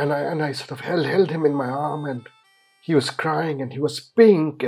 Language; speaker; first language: English; non-native, local second language; Bangla